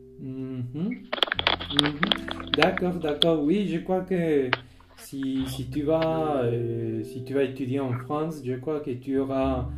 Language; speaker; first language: French; non-native, fluent; Spanish